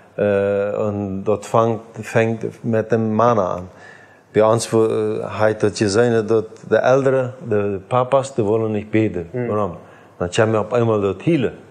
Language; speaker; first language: German; non-native, learner; Plautdietsch